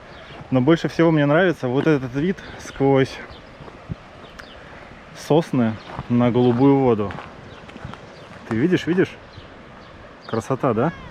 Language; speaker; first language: Russian; native; Russian